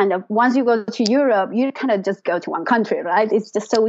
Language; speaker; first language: English; non-native, fluent; Spanish